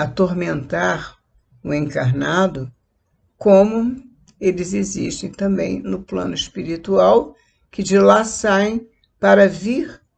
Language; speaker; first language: Portuguese; native; Portuguese